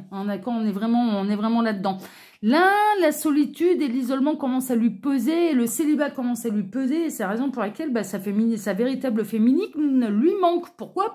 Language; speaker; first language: French; native; French